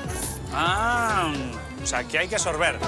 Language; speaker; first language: Spanish; native; Spanish